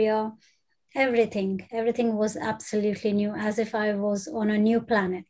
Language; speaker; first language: English; non-native, local second language; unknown